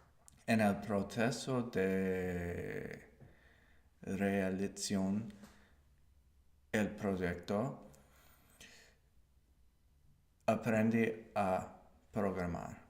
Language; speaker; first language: Spanish; non-native, learner; English